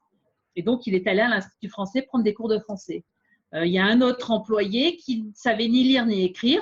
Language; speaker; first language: French; native; French